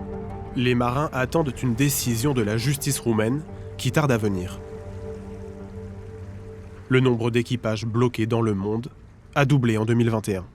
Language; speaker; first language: French; native; French